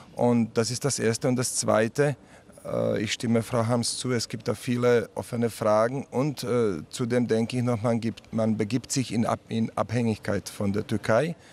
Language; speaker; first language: German; non-native, fluent; Slovak